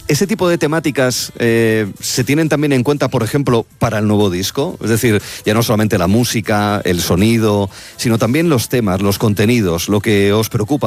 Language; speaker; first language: Spanish; native; Spanish